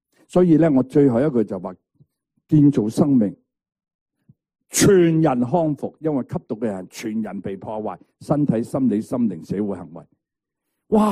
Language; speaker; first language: Cantonese; native; Cantonese